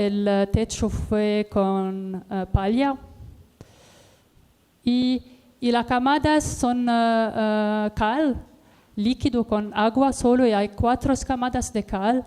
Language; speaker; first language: Spanish; non-native, learner; Arabic